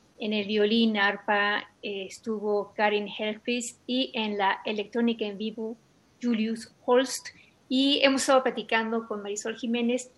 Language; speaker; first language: Spanish; native; Spanish